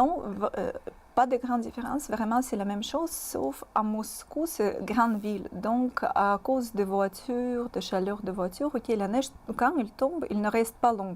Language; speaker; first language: French; non-native, fluent; Russian